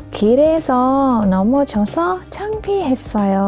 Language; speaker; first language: Korean; non-native, fluent; Khmer